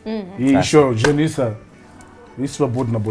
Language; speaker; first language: Russian; non-native, learner; English